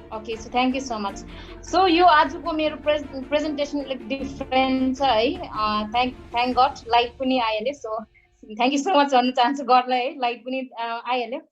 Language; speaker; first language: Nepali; non-native, local second language; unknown